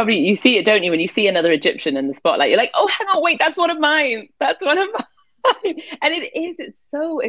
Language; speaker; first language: English; native; English